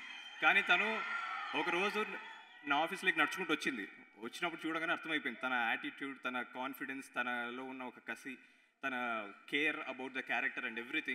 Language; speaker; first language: Telugu; native; Telugu